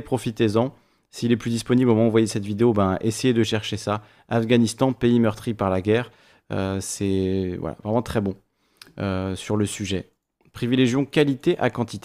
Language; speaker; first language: French; native; French